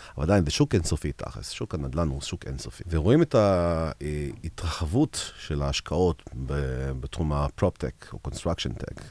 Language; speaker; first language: Hebrew; early bilingual, heritage; Hebrew